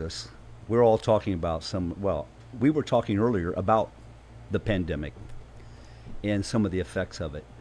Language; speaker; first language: English; native; English